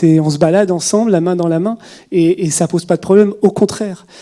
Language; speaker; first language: French; native; French